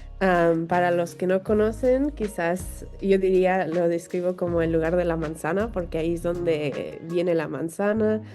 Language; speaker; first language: Spanish; early bilingual, heritage; Spanish